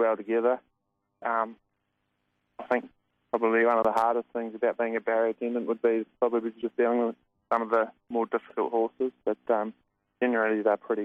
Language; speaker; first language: English; native; English